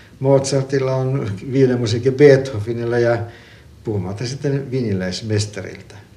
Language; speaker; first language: Finnish; early bilingual, other home language; Russian